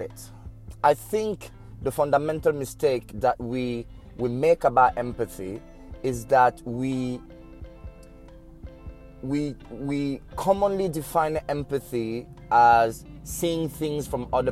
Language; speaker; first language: English; non-native, local second language; French